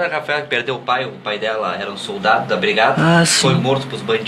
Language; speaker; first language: Portuguese; native; Portuguese